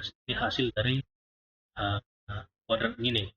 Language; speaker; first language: Indonesian; native; Indonesian